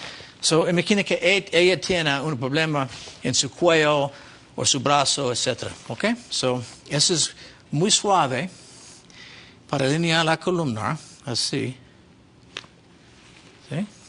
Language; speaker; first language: Spanish; non-native, learner; English